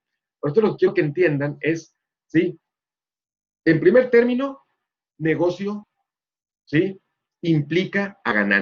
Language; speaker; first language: Spanish; native; Spanish